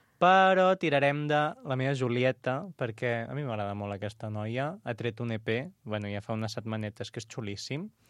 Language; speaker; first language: Catalan; non-native, local second language; Spanish